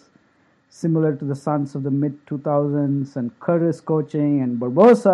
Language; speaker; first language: English; non-native, local second language; Tamil